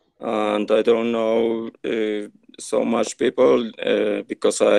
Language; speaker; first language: English; non-native, learner; Spanish